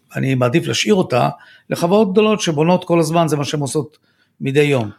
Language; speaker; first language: Hebrew; native; Hebrew